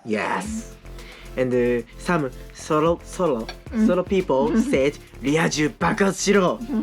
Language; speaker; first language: English; non-native, learner; Japanese